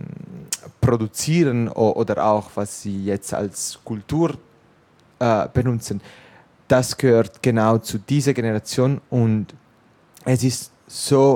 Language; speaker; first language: German; non-native, local second language; Italian